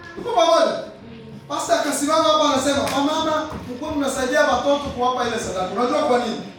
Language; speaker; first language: Swahili; non-native, local second language; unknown